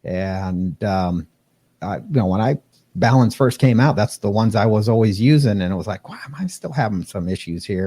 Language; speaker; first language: English; native; English